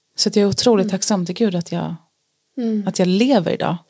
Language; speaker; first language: Swedish; native; Swedish